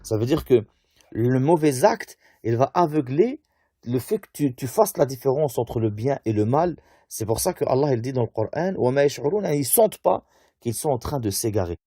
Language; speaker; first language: French; native; French